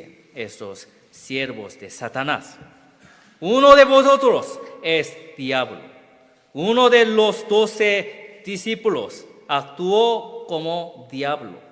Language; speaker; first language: Spanish; non-native, learner; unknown